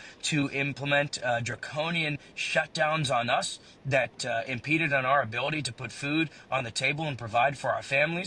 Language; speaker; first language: English; native; English